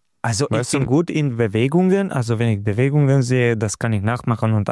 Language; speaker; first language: German; non-native, learner; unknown